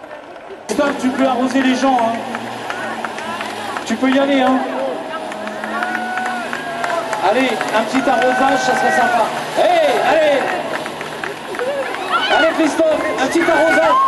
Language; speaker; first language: French; native; French